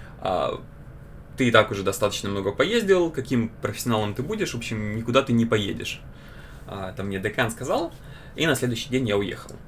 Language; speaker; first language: Russian; native; Russian